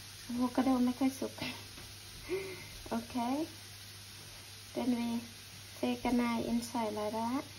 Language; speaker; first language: English; non-native, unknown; Thai